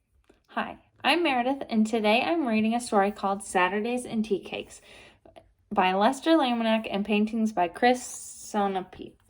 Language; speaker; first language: English; native; English